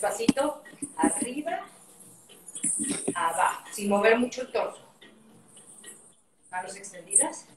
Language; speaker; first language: Spanish; native; Spanish